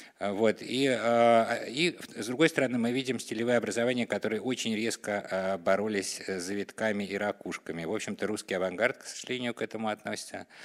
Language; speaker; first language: Russian; native; Russian